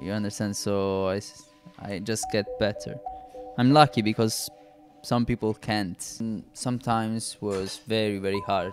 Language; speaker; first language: English; non-native, fluent; Italian